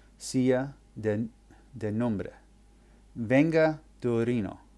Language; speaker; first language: Spanish; non-native, learner; English